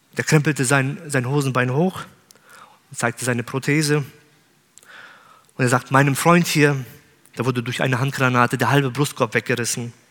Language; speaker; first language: German; native; German